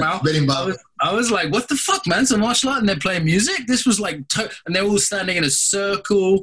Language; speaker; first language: English; native; English